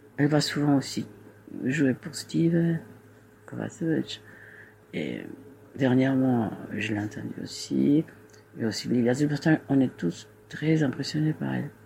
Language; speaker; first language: French; non-native, fluent; Spanish